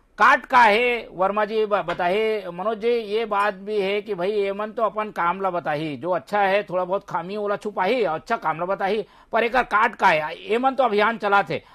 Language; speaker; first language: Hindi; native; Hindi